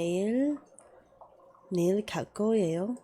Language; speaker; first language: Korean; non-native, learner; English